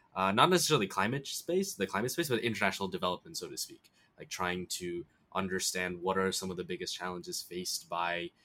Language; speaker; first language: English; early bilingual, other home language; Bangla